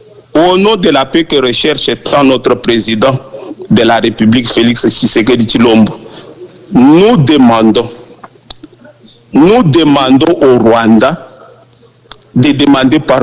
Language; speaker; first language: French; non-native, local second language; Lingala